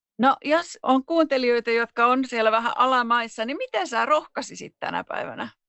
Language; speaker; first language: Finnish; native; Finnish